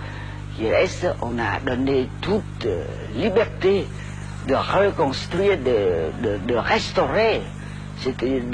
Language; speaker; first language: French; non-native, local second language; Khmer